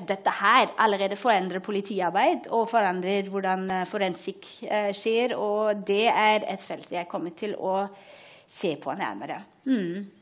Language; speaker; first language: Norwegian; non-native, fluent; German